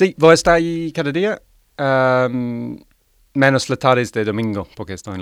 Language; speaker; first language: Spanish; non-native, learner; English